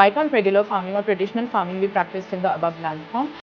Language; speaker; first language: English; non-native, local second language; Hindi